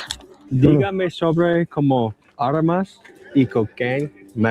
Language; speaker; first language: Spanish; non-native, learner; English